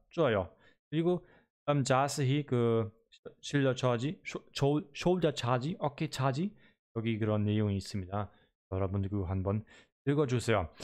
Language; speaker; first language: Korean; non-native, learner; German